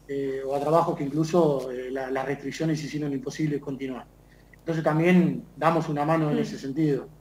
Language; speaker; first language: Spanish; native; Spanish